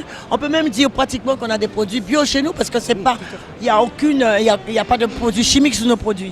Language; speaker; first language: French; native; French